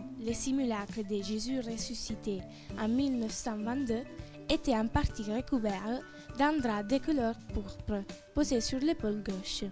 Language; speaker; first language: French; non-native, learner; Italian